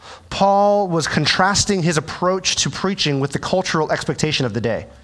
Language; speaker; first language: English; early bilingual, other home language; Chinese